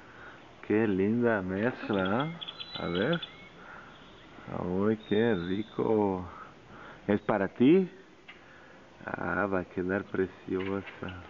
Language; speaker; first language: Spanish; native; Spanish